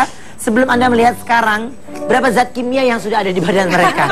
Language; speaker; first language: Indonesian; native; Indonesian